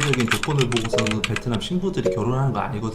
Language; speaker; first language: Korean; native; Korean